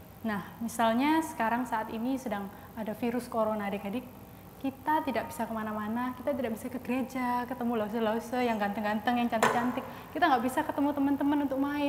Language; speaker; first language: Indonesian; native; Indonesian